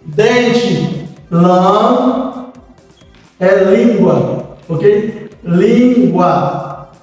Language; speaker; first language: Portuguese; non-native, local second language; Haitian Creole